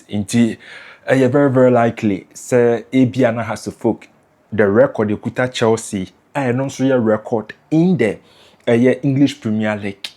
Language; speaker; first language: English; non-native, local second language; Akan